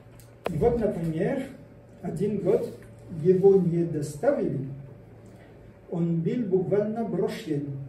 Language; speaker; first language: Russian; non-native, learner; French